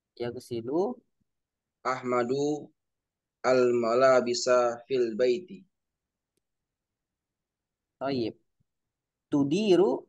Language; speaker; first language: Arabic; non-native, learner; Indonesian